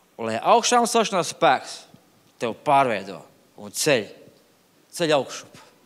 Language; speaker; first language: Latvian; non-native, local second language; Russian